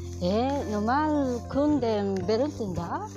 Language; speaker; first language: German; non-native, learner; Japanese